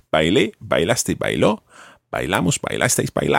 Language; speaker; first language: Spanish; non-native, fluent; English